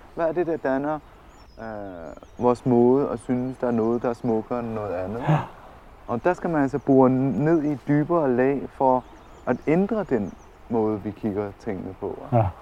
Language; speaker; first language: Danish; early bilingual, other home language; Vietnamese